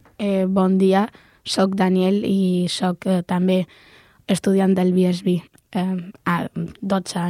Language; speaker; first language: Catalan; non-native, local second language; Spanish